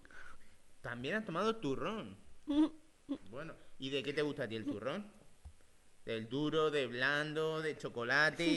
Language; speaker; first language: Spanish; native; Spanish